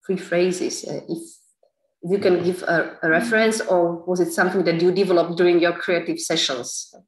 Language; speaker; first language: English; non-native, fluent; Slovak